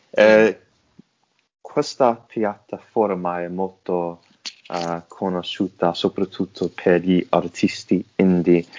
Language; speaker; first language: Italian; non-native, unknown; English